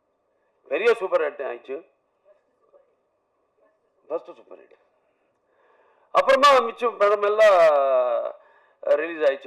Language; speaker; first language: Tamil; non-native, learner; Telugu